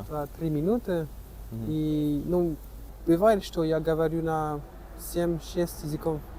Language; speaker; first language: Russian; non-native, learner; French